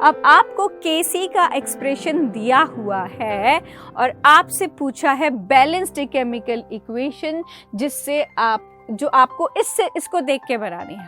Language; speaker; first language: Hindi; native; Hindi